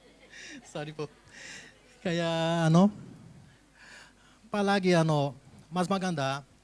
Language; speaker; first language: Filipino; non-native, learner; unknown